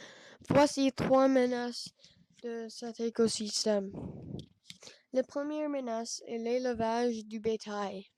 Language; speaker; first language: French; non-native, learner; English